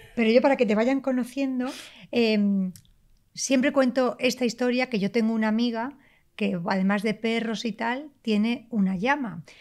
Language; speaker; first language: Spanish; native; Spanish